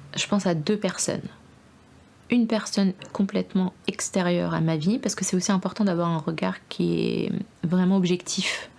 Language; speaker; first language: French; early bilingual, other home language; Russian